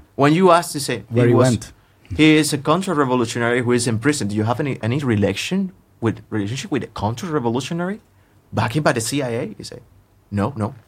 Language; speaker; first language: English; non-native, fluent; Spanish